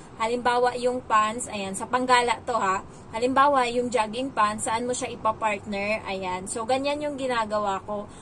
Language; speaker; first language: Filipino; non-native, local second language; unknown